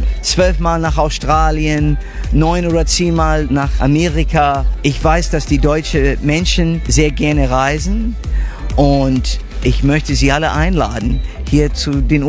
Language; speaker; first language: German; non-native, fluent; English